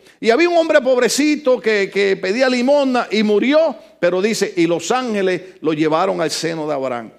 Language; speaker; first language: Spanish; native; Spanish